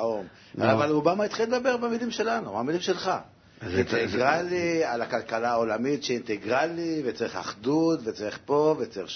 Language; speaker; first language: Hebrew; native; Hebrew